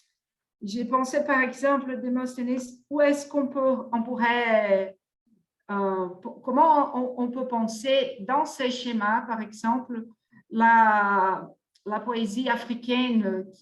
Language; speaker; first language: French; non-native, fluent; Portuguese